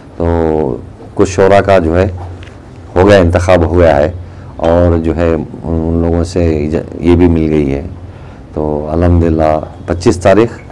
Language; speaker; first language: Urdu; native; Urdu